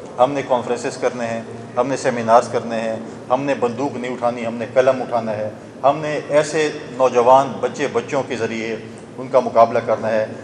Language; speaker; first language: Urdu; non-native, local second language; Saraiki